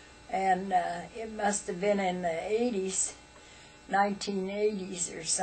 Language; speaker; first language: English; native; English